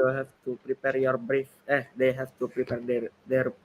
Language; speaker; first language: English; non-native, learner; Indonesian